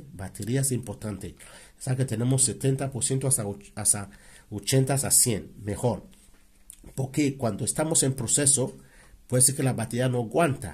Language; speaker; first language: Spanish; non-native, learner; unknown